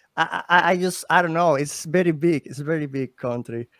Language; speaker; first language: English; non-native, learner; Spanish